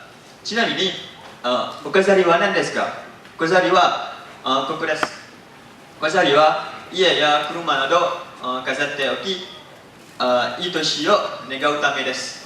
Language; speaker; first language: Japanese; non-native, learner; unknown